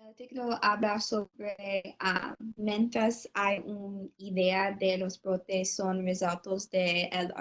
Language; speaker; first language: Spanish; non-native, learner; English